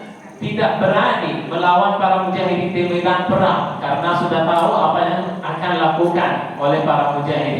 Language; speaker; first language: Indonesian; non-native, fluent; Arabic